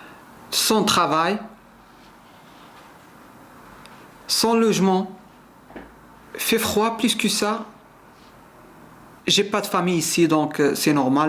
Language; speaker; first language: French; non-native, learner; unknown